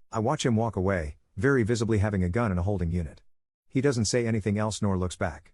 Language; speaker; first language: English; native; English